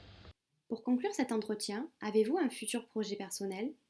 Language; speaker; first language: French; native; French